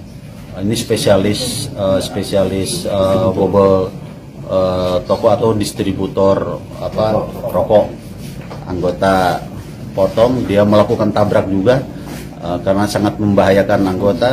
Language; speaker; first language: Indonesian; native; Indonesian